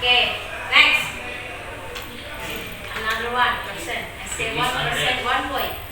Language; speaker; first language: English; non-native, learner; Indonesian